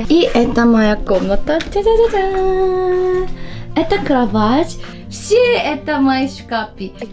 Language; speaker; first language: Russian; non-native, learner; Korean